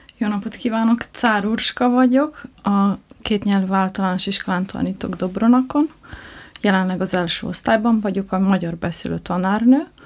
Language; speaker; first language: Hungarian; non-native, local second language; Slovenian